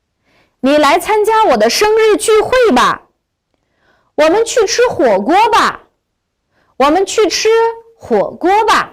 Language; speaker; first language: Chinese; non-native, local second language; Uyghur